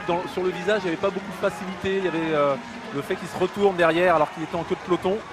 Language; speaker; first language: French; native; French